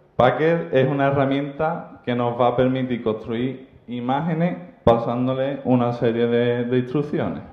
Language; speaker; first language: Spanish; native; Spanish